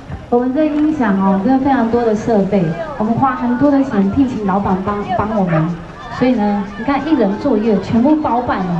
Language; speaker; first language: Chinese; native; Chinese